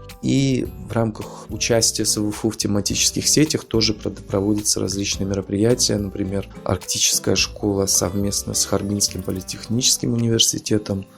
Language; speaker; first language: Russian; non-native, local second language; Yakut